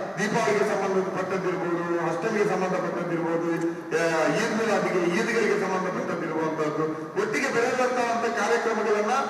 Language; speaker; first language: Kannada; non-native, local second language; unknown